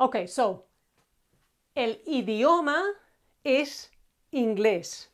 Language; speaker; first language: Spanish; non-native, fluent; Croatian